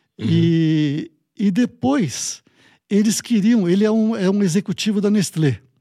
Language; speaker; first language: Portuguese; native; Portuguese